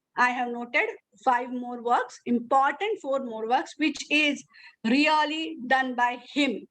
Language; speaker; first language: English; non-native, local second language; Marathi